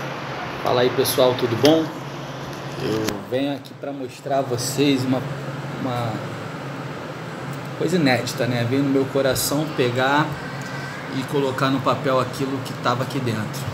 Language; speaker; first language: Portuguese; native; Portuguese